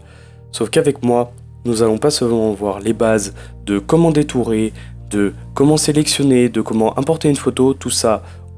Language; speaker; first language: French; native; French